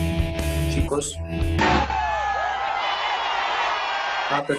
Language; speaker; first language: Spanish; native; Spanish